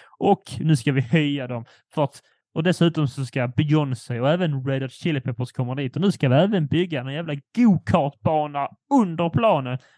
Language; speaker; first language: Swedish; early bilingual, other home language; Polish